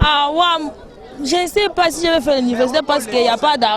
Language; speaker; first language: French; non-native, local second language; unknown